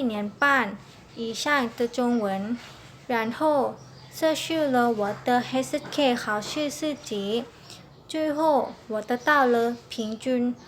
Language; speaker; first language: Chinese; non-native, learner; Lao